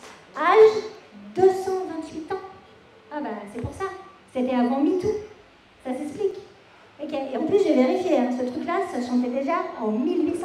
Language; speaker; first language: French; native; French